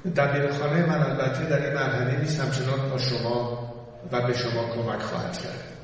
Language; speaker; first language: Persian; native; Persian